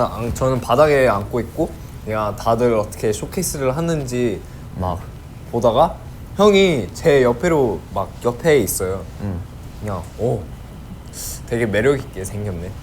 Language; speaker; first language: Korean; early bilingual, heritage; English